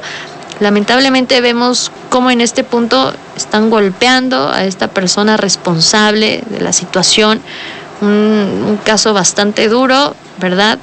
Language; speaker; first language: Spanish; native; Spanish